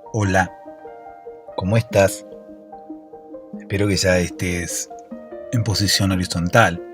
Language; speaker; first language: Spanish; native; Spanish